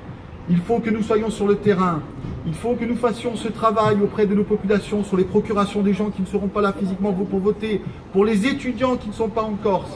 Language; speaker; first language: French; native; French